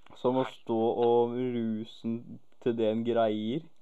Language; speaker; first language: Norwegian; native; Norwegian